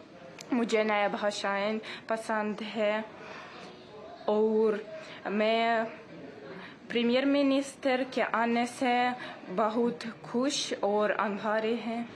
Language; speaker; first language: Hindi; non-native, learner; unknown